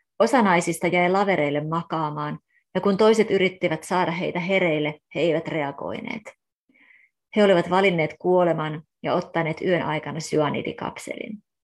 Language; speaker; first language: Finnish; native; Finnish